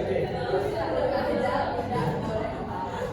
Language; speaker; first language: Indonesian; non-native, learner; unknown